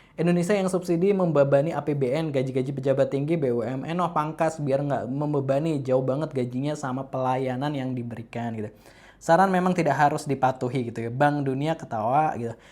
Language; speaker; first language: Indonesian; native; Indonesian